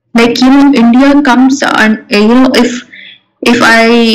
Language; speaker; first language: English; non-native, local second language; Urdu